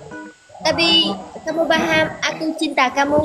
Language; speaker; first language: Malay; non-native, learner; Vietnamese